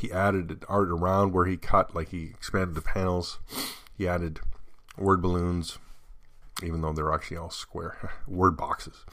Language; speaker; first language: English; native; English